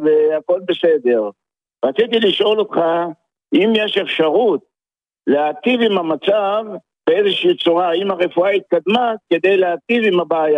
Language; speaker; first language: Hebrew; native; Hebrew